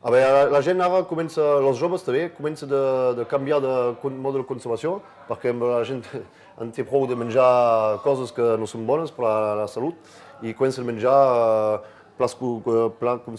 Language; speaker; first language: Catalan; non-native, local second language; French